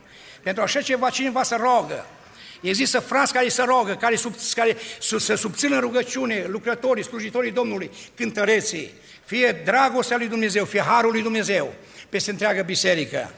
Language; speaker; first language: Romanian; native; Romanian